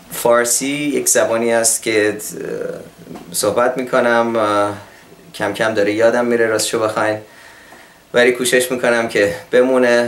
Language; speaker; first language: Persian; early bilingual, heritage; Persian